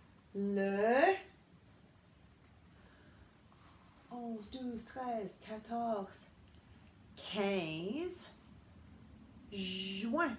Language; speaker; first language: French; non-native, learner; English